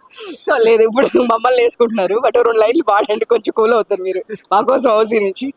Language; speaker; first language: Telugu; native; Telugu